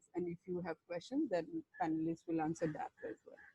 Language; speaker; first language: English; non-native, local second language; Assamese